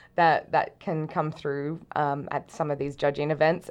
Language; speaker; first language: English; native; English